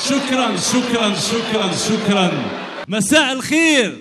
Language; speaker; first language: Arabic; native; Arabic